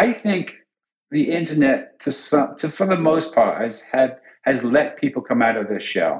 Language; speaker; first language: English; native; English